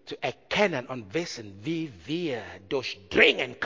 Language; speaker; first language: German; non-native, learner; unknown